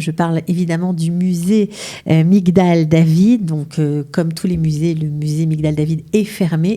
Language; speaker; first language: French; native; French